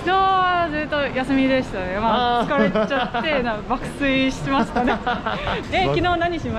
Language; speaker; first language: Japanese; non-native, fluent; Korean